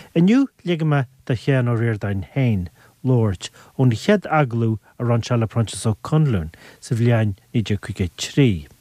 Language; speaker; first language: Irish; native; Irish